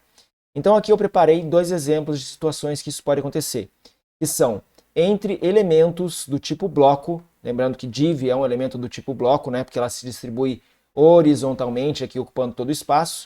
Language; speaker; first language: Portuguese; native; Portuguese